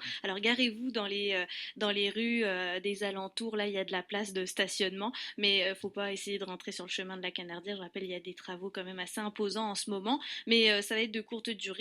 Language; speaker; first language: French; native; French